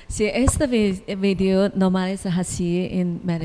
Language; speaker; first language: Spanish; non-native, learner; Chinese